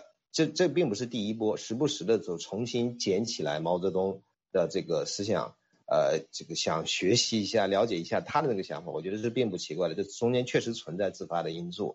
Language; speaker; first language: Chinese; native; Chinese